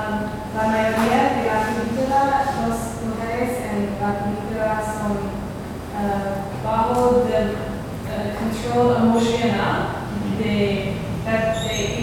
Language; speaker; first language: Spanish; non-native, learner; English